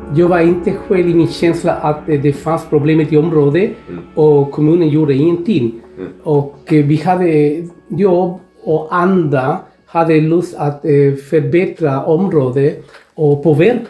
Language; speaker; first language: Swedish; non-native, fluent; Spanish